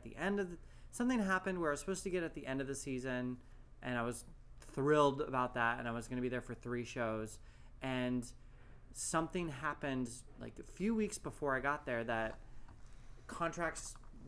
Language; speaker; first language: English; native; English